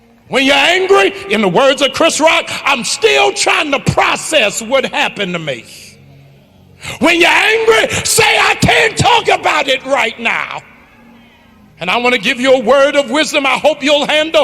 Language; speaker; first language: English; native; English